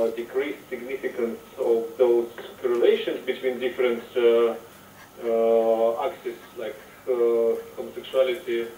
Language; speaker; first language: English; non-native, fluent; Russian